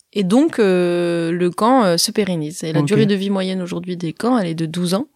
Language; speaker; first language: French; early bilingual, other home language; Arabic